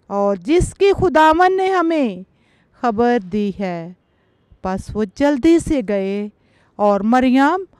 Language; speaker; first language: Urdu; non-native, local second language; Punjabi